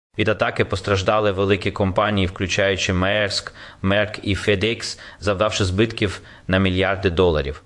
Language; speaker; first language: Ukrainian; native; Ukrainian